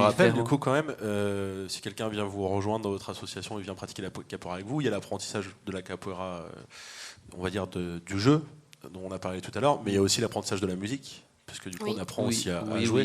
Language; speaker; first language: French; native; French